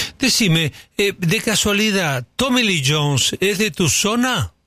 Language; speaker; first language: Spanish; native; Spanish